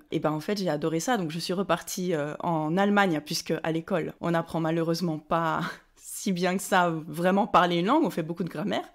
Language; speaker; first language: French; native; French